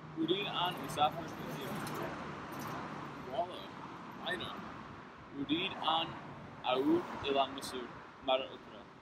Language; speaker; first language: Arabic; non-native, learner; English